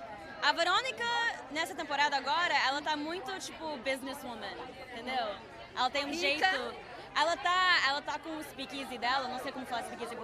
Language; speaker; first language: Portuguese; early bilingual, heritage; English